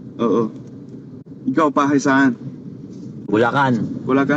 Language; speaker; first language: Filipino; non-native, learner; Chinese